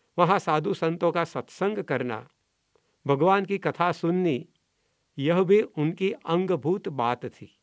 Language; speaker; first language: Hindi; non-native, local second language; Gujarati